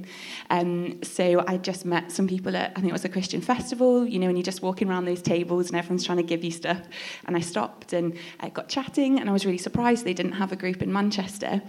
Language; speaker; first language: English; native; English